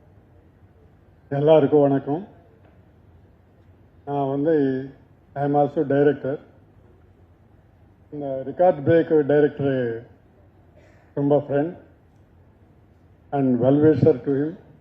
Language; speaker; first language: Tamil; non-native, learner; Telugu